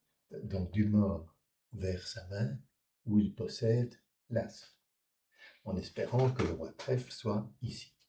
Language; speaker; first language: French; native; French